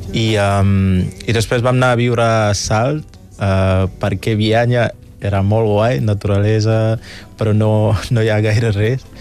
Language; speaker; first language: Catalan; non-native, fluent; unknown